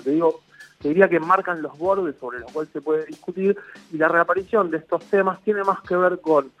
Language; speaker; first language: Spanish; native; Spanish